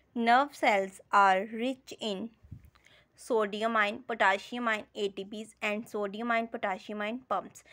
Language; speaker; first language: English; non-native, local second language; Punjabi